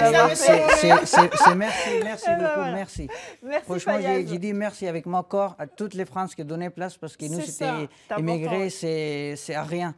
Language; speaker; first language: French; non-native, learner; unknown